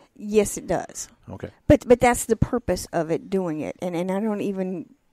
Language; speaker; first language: English; native; English